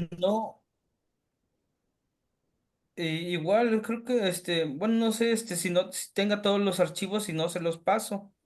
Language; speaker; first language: Spanish; native; Spanish